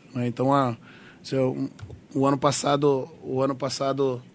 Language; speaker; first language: Portuguese; native; Portuguese